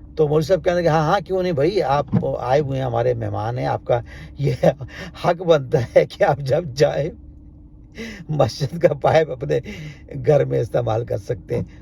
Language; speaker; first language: Urdu; native; Urdu